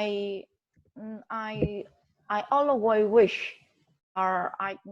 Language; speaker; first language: English; non-native, learner; Vietnamese